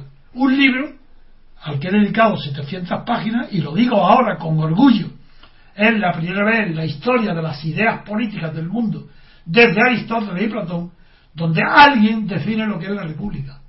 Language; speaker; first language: Spanish; native; Spanish